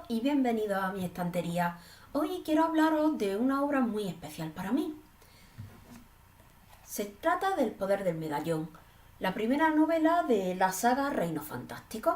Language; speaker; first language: Spanish; native; Spanish